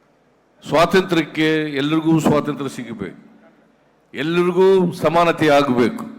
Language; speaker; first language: Kannada; native; Kannada